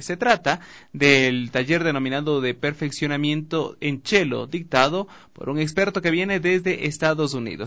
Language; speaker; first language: Spanish; native; Spanish